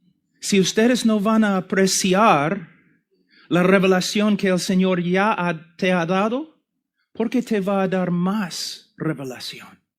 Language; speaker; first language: Spanish; non-native, fluent; English